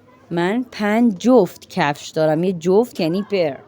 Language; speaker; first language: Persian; non-native, fluent; Urdu